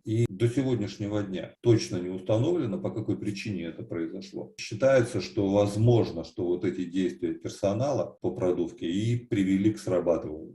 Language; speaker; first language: Russian; native; Russian